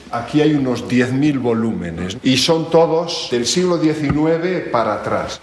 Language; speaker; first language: Spanish; native; Spanish